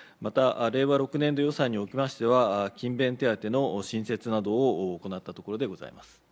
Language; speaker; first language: Japanese; native; Japanese